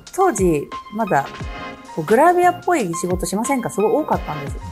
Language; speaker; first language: Japanese; native; Japanese